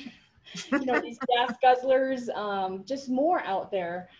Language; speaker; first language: English; native; English